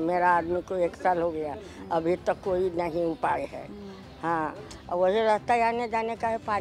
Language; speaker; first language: Hindi; non-native, local second language; Telugu